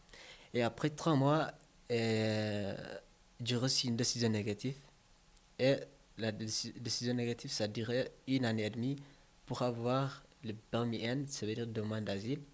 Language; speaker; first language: French; non-native, learner; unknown